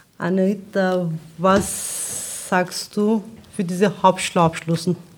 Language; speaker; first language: German; non-native, learner; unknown